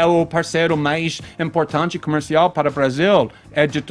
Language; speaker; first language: Portuguese; non-native, fluent; English